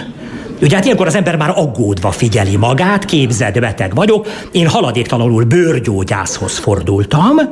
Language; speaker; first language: Hungarian; native; Hungarian